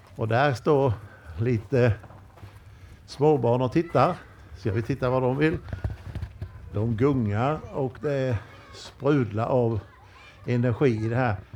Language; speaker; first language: Swedish; native; Swedish